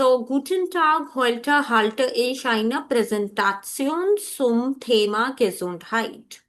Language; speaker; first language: German; non-native, fluent; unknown